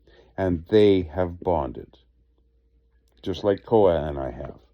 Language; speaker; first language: English; native; English